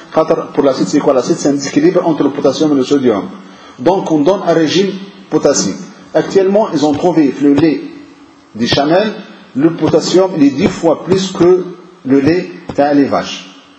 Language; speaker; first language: French; non-native, local second language; Arabic